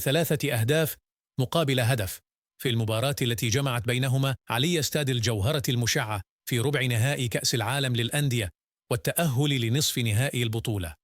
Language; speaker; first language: Arabic; native; Arabic